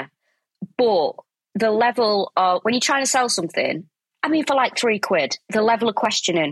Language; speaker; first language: English; native; English